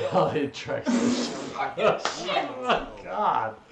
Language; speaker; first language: English; native; English